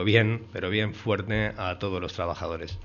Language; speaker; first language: Spanish; native; Spanish